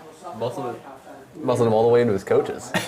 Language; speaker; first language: English; native; English